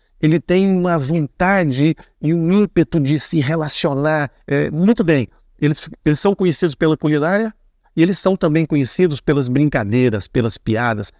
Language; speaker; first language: Portuguese; native; Portuguese